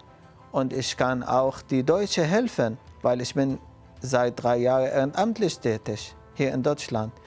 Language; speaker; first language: German; non-native, fluent; Arabic